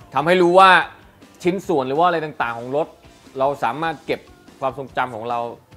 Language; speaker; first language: Thai; native; Thai